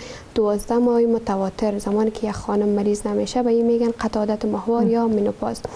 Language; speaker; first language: Persian; native; Persian